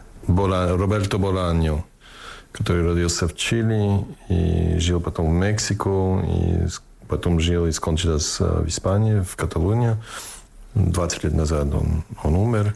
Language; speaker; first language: Russian; non-native, fluent; English